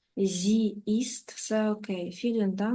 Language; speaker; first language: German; non-native, fluent; Ukrainian